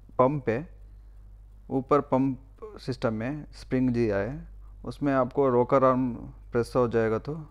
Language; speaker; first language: Hindi; non-native, local second language; Kannada